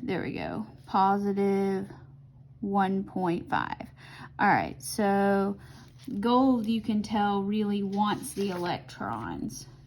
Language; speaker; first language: English; native; English